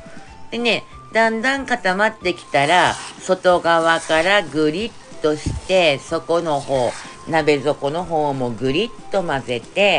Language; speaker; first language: Japanese; native; Japanese